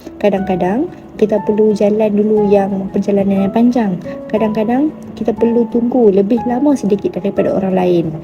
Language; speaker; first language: Malay; native; Malay